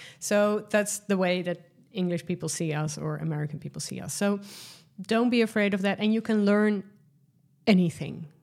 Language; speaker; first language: English; non-native, fluent; Dutch